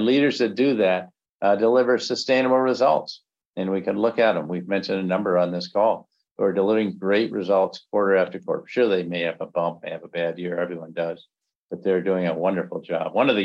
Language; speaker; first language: English; native; English